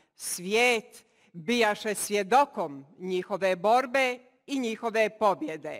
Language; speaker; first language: Bosnian; native; Bosnian